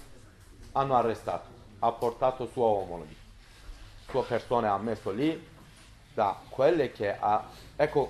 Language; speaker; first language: Italian; non-native, learner; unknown